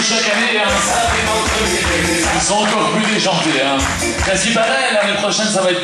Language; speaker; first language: French; native; French